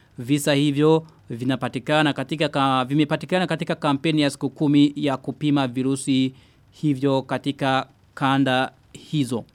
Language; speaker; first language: Swahili; non-native, local second language; Rundi